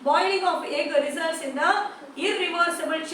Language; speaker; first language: English; non-native, local second language; Tamil